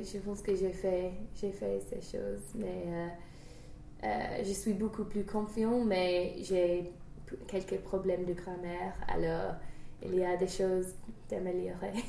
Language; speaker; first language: French; non-native, learner; English